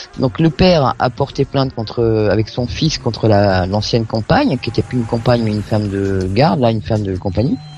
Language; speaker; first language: French; native; French